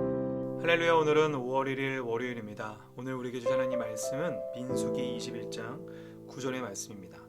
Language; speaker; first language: Korean; native; Korean